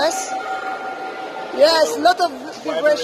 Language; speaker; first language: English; non-native, learner; French